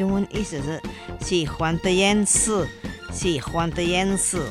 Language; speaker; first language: Chinese; non-native, fluent; Indonesian